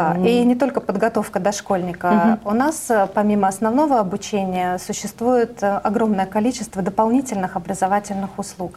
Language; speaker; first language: Russian; native; Russian